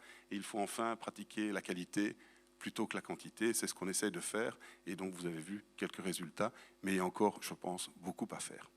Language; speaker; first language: French; native; French